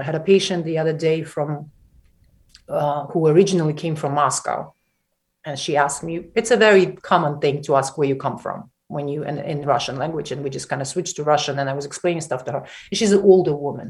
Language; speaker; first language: English; non-native, fluent; Russian